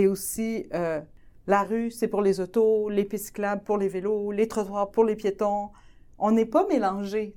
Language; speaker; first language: French; native; French